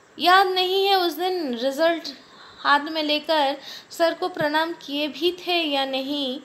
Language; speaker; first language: Hindi; non-native, local second language; Bangla